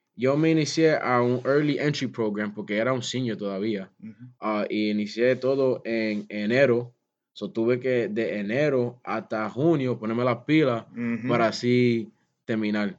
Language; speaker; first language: Spanish; early bilingual, heritage; Spanish